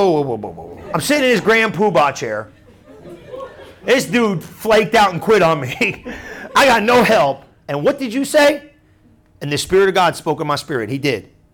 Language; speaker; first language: English; native; English